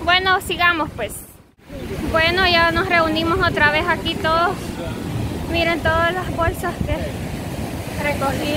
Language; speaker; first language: Spanish; native; Spanish